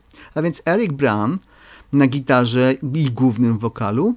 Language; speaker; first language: Polish; native; Polish